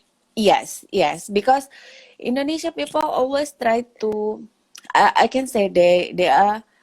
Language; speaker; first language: English; non-native, local second language; Indonesian